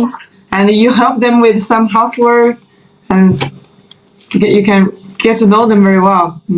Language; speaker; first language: English; non-native, fluent; Chinese